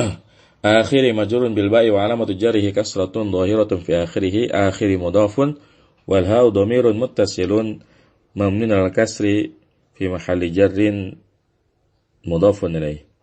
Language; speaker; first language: Arabic; non-native, fluent; Indonesian